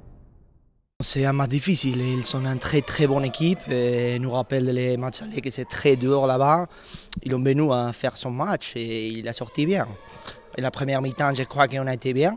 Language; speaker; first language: French; non-native, learner; Spanish